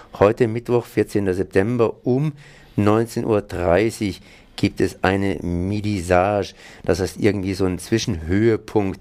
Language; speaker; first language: German; native; German